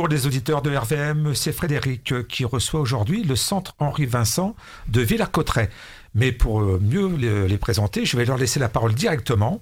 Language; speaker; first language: French; native; French